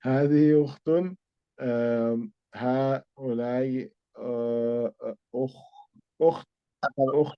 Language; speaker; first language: Arabic; non-native, learner; Urdu